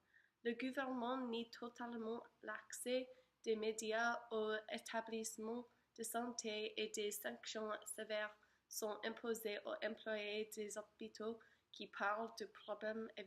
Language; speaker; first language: French; non-native, learner; English